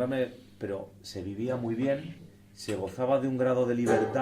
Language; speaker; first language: Spanish; native; Spanish